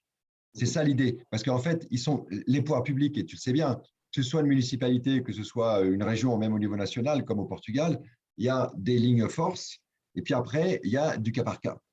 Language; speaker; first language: French; native; French